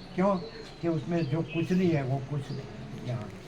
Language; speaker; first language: Hindi; non-native, local second language; Gujarati